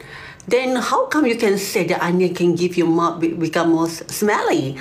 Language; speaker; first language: English; non-native, learner; Malay